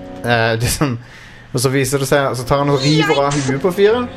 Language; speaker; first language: Norwegian; native; Norwegian